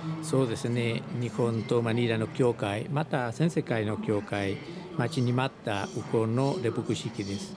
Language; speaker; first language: Japanese; non-native, fluent; Spanish